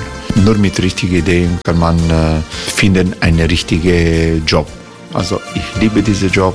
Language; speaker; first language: German; non-native, fluent; Croatian